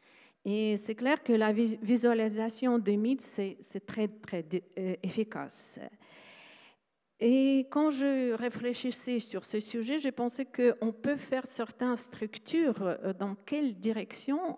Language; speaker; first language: French; non-native, fluent; Ukrainian